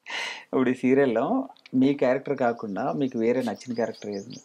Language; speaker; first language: Telugu; native; Telugu